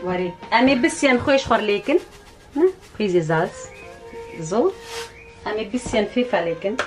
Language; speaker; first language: German; non-native, learner; Kurdish